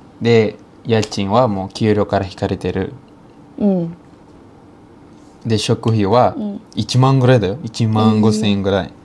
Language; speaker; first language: Japanese; non-native, fluent; Indonesian